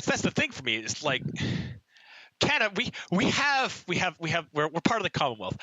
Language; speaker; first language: English; native; English